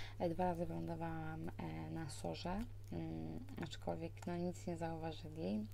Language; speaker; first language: Polish; early bilingual, heritage; Polish